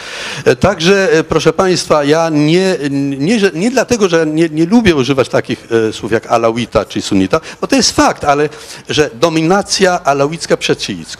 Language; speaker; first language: Polish; non-native, fluent; Arabic